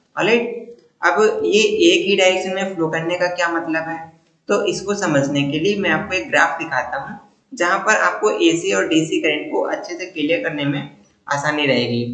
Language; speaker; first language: Hindi; native; Hindi